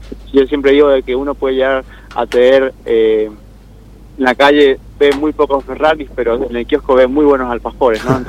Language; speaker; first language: Spanish; native; Spanish